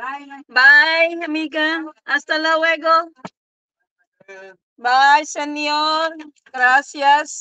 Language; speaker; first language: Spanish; non-native, learner; Filipino